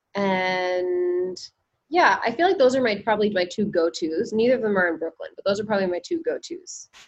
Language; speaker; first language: English; native; English